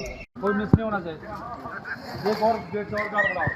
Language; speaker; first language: Hindi; non-native, local second language; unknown